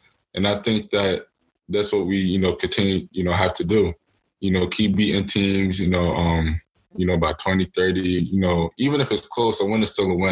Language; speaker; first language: English; native; English